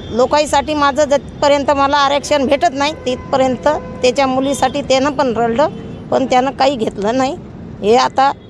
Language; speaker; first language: Marathi; non-native, local second language; Lambadi